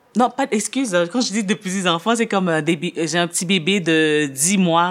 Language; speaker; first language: French; non-native, local second language; Haitian Creole